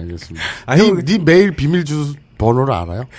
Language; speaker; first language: Korean; native; Korean